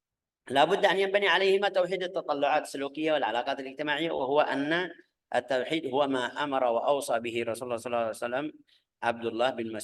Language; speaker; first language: Arabic; native; Arabic